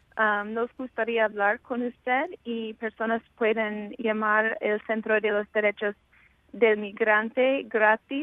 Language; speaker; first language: Spanish; non-native, fluent; English